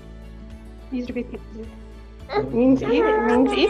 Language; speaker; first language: English; non-native, learner; Arabic